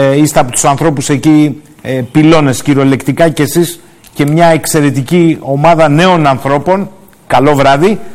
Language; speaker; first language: Greek; native; Greek